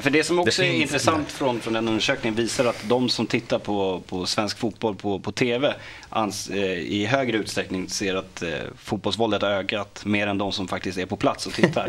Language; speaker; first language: Swedish; native; Swedish